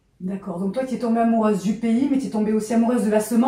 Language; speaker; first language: French; native; French